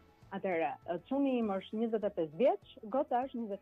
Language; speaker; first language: Albanian; native; Albanian